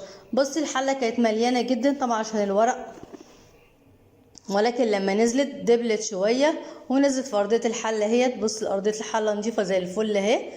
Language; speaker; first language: Arabic; native; Arabic